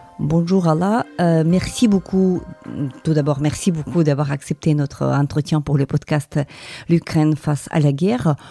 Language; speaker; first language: French; non-native, fluent; Ukrainian